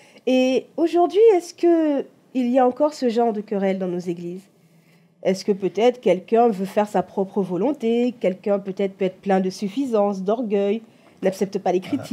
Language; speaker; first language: French; native; French